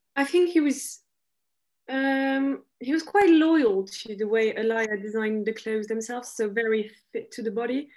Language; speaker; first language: English; non-native, fluent; French